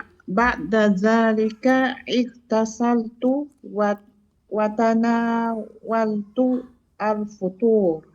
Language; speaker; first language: Arabic; non-native, learner; Indonesian